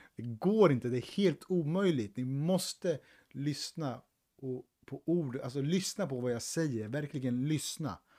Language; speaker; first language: Swedish; native; Swedish